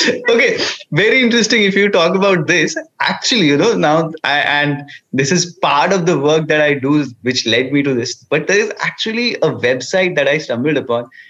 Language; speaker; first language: English; non-native, local second language; Hindi